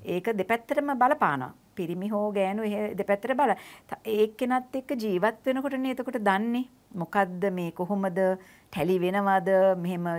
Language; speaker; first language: Sinhala; native; Sinhala